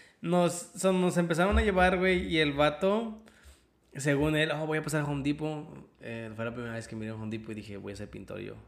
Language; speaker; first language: Spanish; early bilingual, other home language; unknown